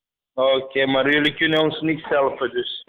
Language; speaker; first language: Dutch; non-native, fluent; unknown